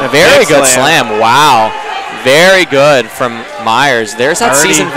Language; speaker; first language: English; native; English